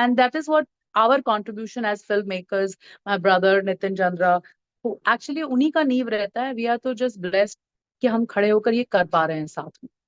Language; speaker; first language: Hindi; non-native, local second language; Bhojpuri